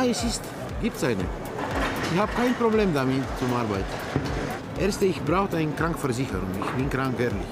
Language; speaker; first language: German; non-native, learner; Romanian